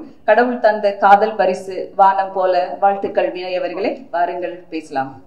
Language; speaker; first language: Tamil; native; Tamil